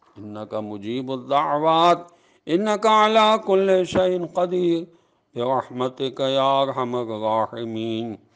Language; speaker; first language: Arabic; non-native, fluent; Urdu